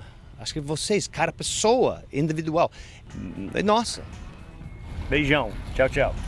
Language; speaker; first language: Portuguese; non-native, fluent; English